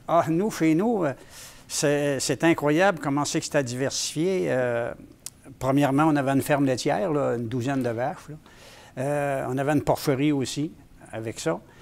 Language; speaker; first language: French; native; French